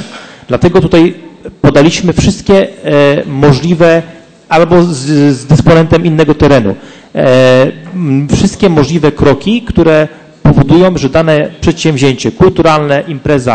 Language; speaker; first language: Polish; native; Polish